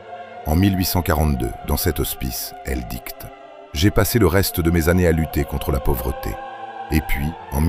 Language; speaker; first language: French; native; French